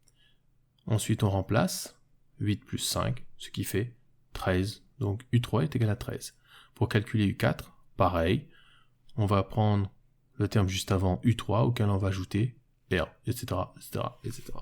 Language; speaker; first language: French; native; French